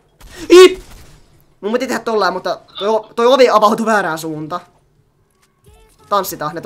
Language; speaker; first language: Finnish; native; Finnish